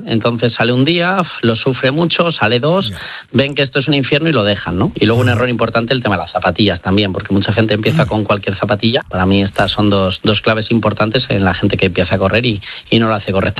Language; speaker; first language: Spanish; native; Spanish